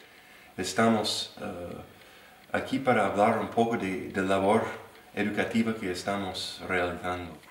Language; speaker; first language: Spanish; non-native, fluent; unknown